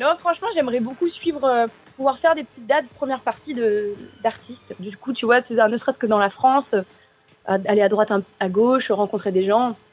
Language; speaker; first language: French; native; French